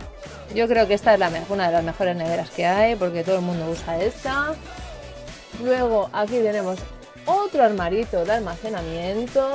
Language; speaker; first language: Spanish; native; Spanish